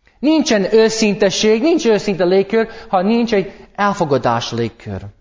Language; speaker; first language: Hungarian; non-native, fluent; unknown